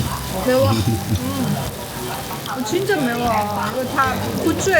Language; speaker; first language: Korean; non-native, learner; Persian